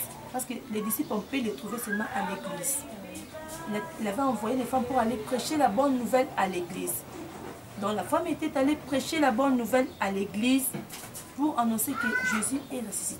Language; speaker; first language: French; non-native, local second language; Lingala